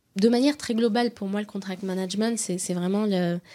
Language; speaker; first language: French; native; French